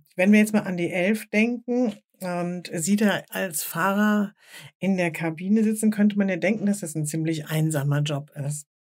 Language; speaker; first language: German; native; German